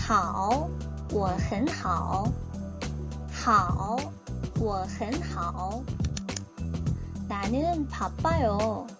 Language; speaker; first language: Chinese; non-native, fluent; Korean